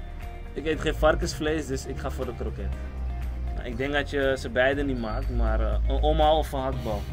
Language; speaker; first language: Dutch; native; Dutch